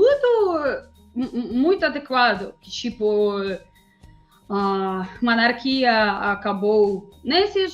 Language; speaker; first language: Portuguese; non-native, fluent; Russian